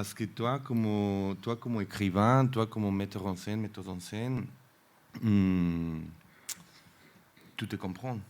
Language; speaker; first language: French; non-native, fluent; Spanish